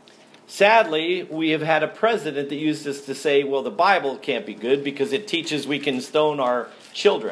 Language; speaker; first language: English; native; English